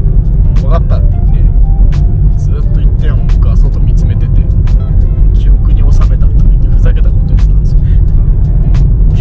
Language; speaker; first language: Japanese; native; Japanese